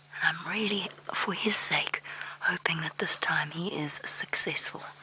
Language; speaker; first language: English; native; English